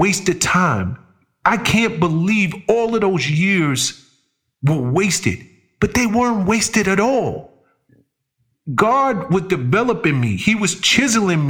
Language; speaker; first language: English; native; English